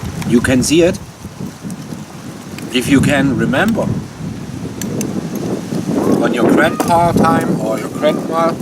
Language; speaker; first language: English; non-native, learner; German